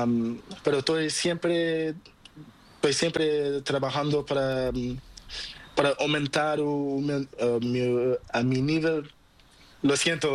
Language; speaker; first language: Spanish; non-native, learner; Portuguese